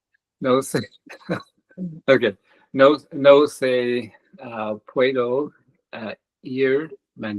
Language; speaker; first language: Spanish; non-native, learner; English